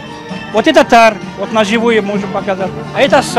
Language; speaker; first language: Russian; non-native, local second language; Azerbaijani